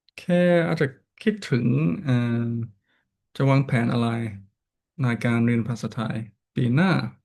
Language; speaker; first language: Thai; non-native, learner; English